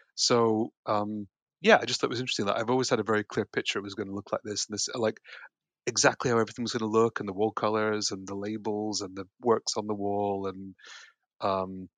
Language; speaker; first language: English; native; English